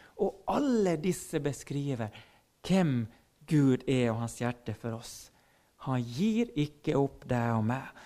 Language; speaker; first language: Norwegian; non-native, fluent; Finnish